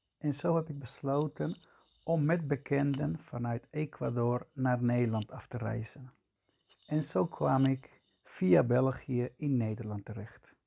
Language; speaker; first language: Dutch; non-native, fluent; Spanish